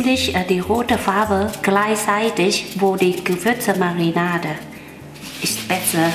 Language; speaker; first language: German; non-native, learner; Vietnamese